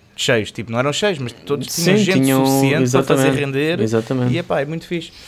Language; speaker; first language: Portuguese; native; Portuguese